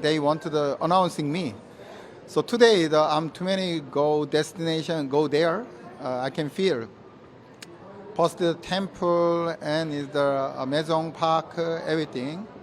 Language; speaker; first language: English; non-native, learner; Korean